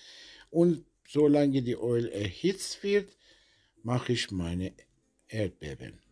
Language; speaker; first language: German; non-native, learner; Persian